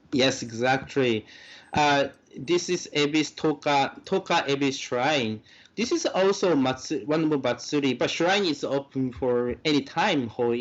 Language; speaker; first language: English; non-native, fluent; Japanese